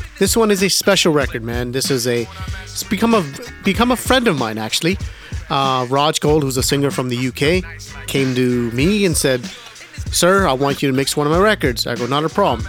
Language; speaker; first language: English; early bilingual, other home language; Punjabi